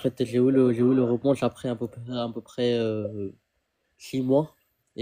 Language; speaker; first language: French; non-native, fluent; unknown